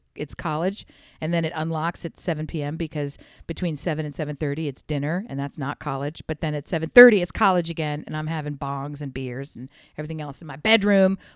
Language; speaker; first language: English; native; English